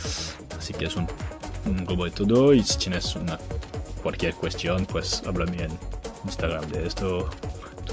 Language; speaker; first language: Spanish; non-native, learner; French